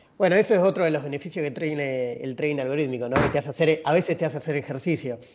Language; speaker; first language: Spanish; native; Spanish